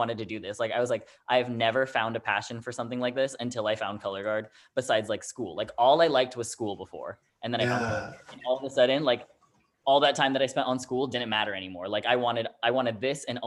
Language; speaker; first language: English; native; English